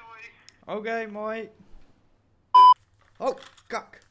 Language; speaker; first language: Dutch; native; Dutch